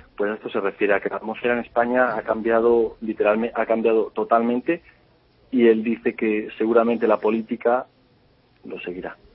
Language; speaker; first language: Spanish; native; Spanish